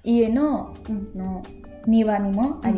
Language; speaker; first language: Japanese; non-native, learner; Nepali